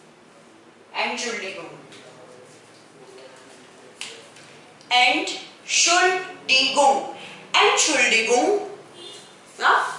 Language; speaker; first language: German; non-native, fluent; Hindi